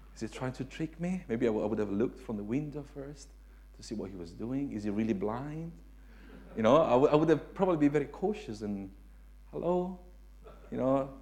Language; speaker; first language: English; non-native, fluent; Italian